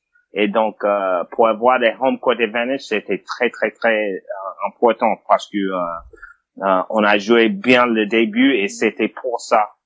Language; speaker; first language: French; non-native, fluent; English